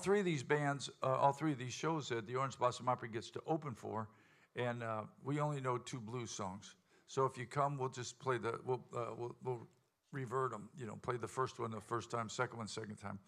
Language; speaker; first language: English; native; English